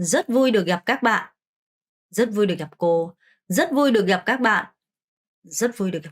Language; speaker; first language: Vietnamese; non-native, fluent; Korean